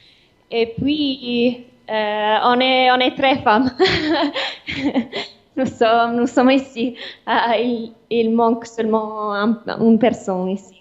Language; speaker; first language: French; non-native, learner; English